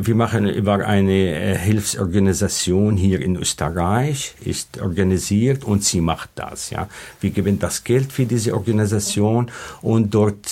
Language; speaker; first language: German; non-native, learner; Arabic